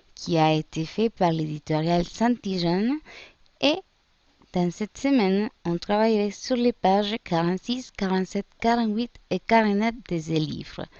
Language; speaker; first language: French; non-native, fluent; Spanish